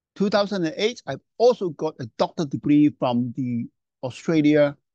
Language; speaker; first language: English; non-native, local second language; Chinese